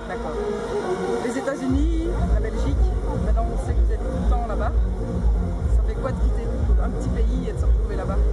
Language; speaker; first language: French; native; French